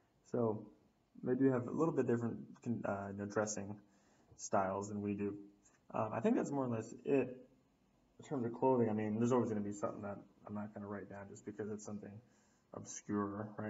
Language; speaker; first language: English; native; English